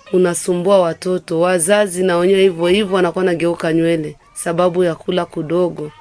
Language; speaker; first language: Swahili; non-native, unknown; Rundi